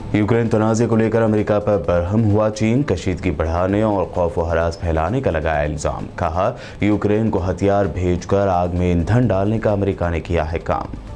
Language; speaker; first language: Urdu; native; Urdu